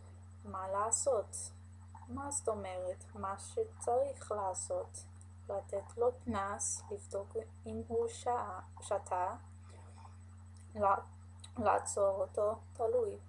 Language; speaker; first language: Hebrew; non-native, learner; English